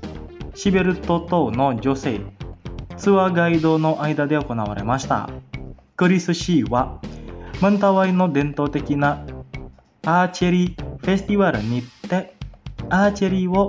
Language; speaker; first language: Japanese; non-native, fluent; Indonesian